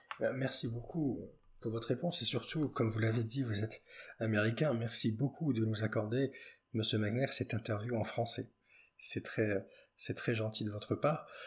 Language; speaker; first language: French; native; French